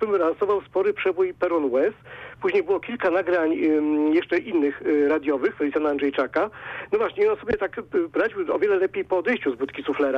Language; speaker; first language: Polish; native; Polish